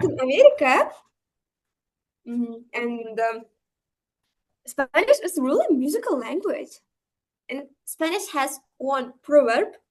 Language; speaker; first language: English; non-native, learner; Uzbek